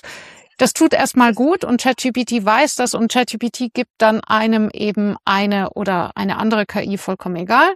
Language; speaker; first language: German; native; German